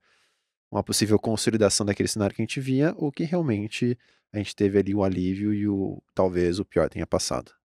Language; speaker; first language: Portuguese; native; Portuguese